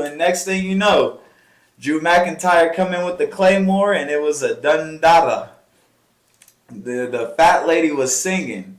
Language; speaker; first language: English; native; English